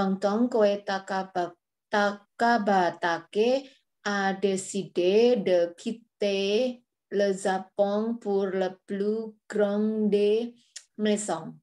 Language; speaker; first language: French; non-native, learner; Indonesian